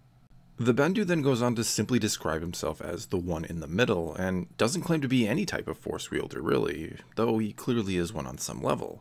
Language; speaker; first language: English; native; English